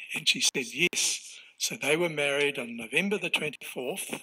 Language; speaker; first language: English; native; English